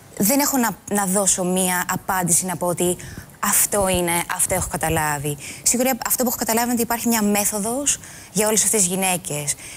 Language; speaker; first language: Greek; early bilingual, heritage; Greek